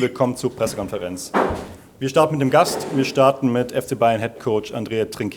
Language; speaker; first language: German; native; German